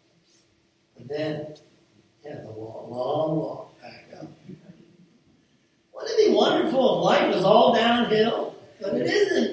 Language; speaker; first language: English; native; English